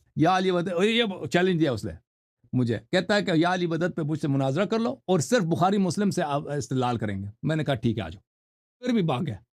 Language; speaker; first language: Urdu; non-native, fluent; Persian